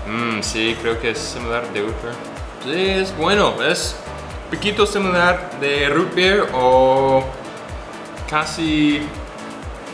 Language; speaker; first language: Spanish; non-native, learner; English